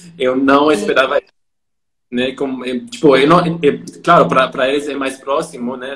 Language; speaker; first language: Portuguese; non-native, fluent; French